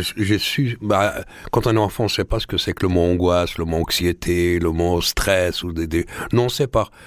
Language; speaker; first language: French; early bilingual, other home language; Arabic